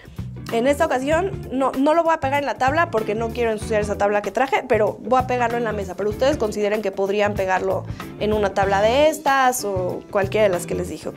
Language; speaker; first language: Spanish; native; Spanish